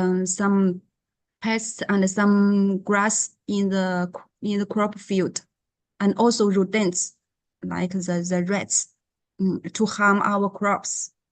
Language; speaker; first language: English; non-native, learner; Chinese